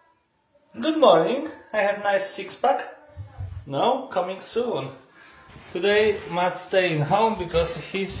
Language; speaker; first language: English; non-native, learner; Polish